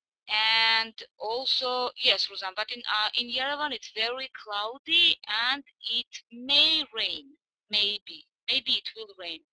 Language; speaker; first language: English; non-native, fluent; Armenian